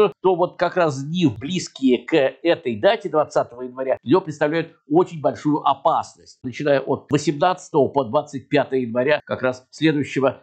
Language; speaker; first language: Russian; native; Russian